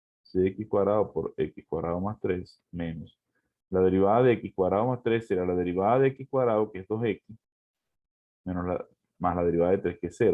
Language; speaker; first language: Spanish; native; Spanish